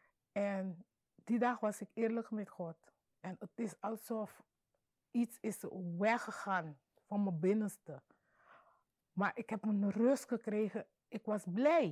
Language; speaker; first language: Dutch; non-native, local second language; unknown